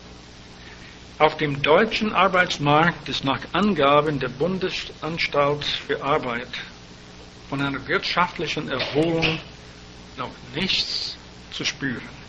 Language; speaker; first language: German; native; German